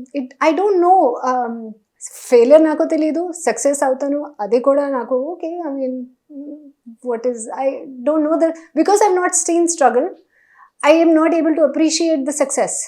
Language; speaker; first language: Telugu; non-native, learner; Hindi